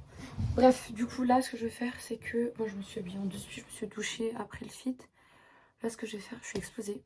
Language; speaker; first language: French; native; French